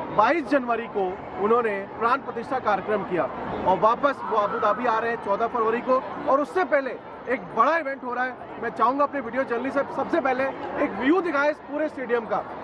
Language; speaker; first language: Hindi; native; Hindi